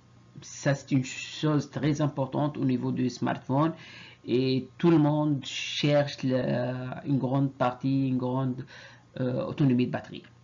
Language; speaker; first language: French; non-native, fluent; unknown